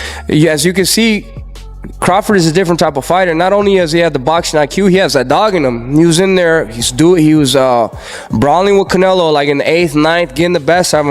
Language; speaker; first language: English; native; English